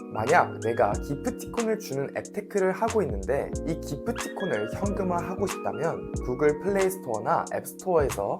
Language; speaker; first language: Korean; native; Korean